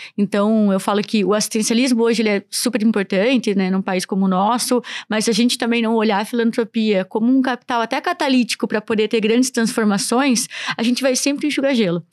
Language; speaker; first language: Portuguese; native; Portuguese